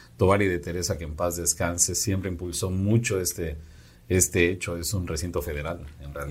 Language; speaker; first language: Spanish; native; Spanish